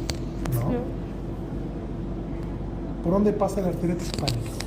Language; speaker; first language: Spanish; native; Spanish